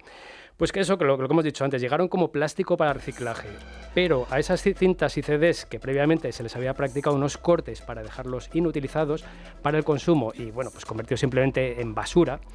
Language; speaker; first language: Spanish; native; Spanish